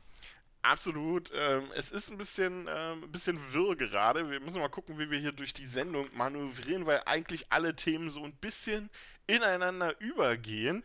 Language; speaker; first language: German; native; German